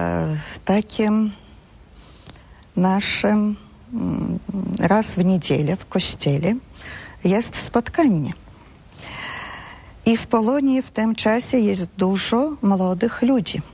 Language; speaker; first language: Polish; early bilingual, heritage; Polish